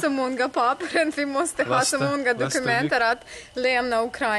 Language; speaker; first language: Swedish; non-native, fluent; Ukrainian